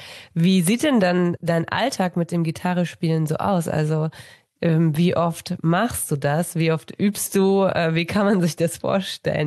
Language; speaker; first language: German; native; German